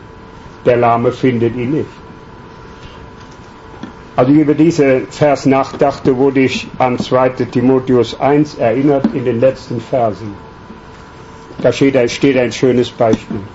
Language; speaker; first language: German; native; German